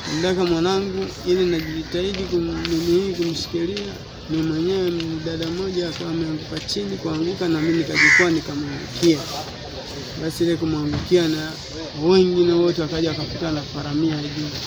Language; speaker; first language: Swahili; native; Swahili